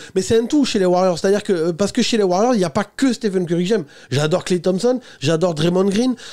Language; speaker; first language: French; native; French